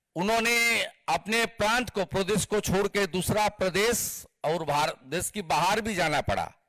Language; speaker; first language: Hindi; non-native, local second language; Bangla